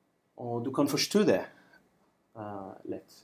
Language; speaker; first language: Norwegian; non-native, learner; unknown